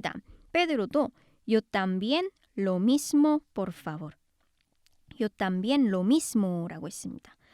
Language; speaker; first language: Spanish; non-native, fluent; Korean